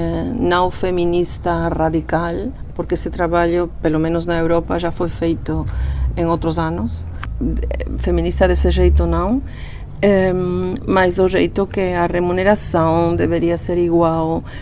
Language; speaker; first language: Portuguese; non-native, fluent; Spanish